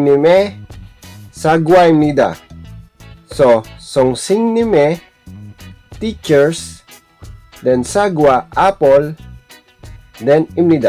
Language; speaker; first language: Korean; non-native, learner; Filipino